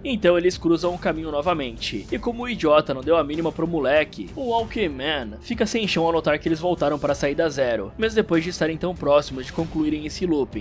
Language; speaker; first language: Portuguese; native; Portuguese